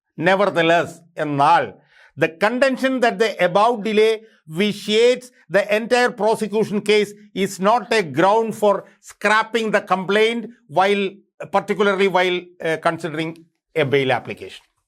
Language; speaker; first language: English; non-native, local second language; Malayalam